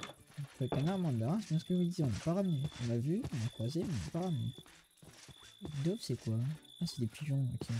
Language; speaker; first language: French; native; French